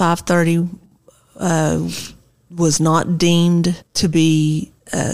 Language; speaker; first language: English; native; English